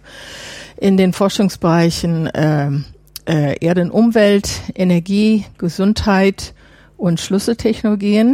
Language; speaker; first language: German; non-native, fluent; English